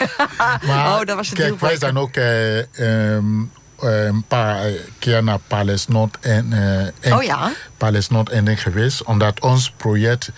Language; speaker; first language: Dutch; non-native, fluent; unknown